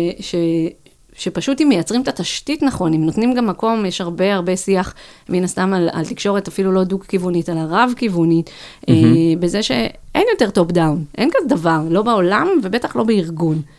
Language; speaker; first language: Hebrew; native; Hebrew